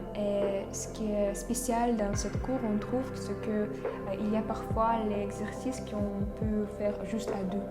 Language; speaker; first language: French; non-native, fluent; Russian